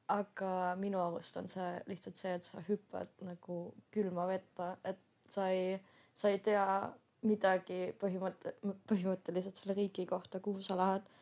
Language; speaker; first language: Estonian; non-native, fluent; German